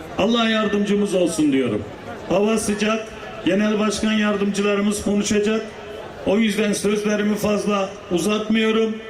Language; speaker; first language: Turkish; native; Turkish